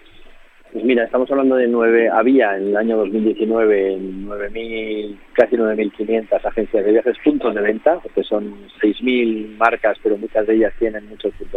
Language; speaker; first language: Spanish; native; Spanish